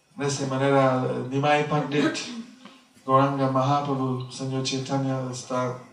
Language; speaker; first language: Spanish; non-native, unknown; English